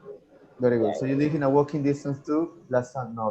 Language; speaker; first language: English; non-native, fluent; Spanish